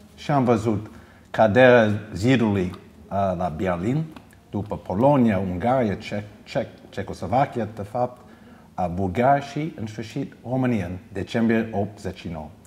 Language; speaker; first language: Romanian; early bilingual, heritage; Romanian